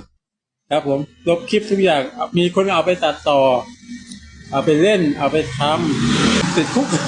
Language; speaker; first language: Thai; native; Thai